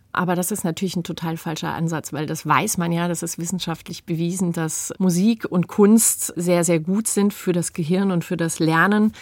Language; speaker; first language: German; native; German